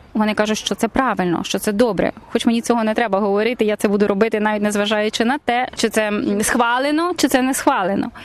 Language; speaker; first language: Ukrainian; native; Ukrainian